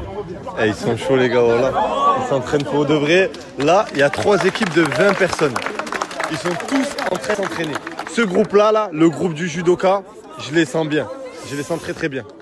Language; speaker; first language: French; native; French